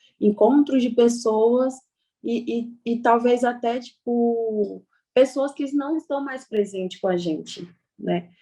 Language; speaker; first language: Portuguese; non-native, local second language; Kayapó